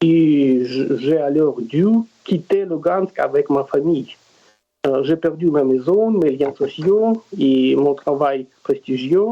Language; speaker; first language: French; non-native, fluent; Russian